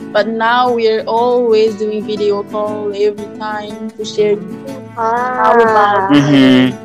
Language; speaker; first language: English; non-native, fluent; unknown